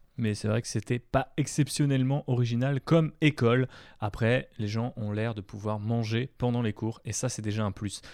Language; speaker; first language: French; native; French